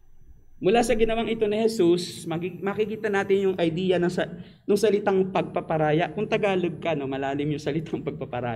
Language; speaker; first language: Filipino; native; Filipino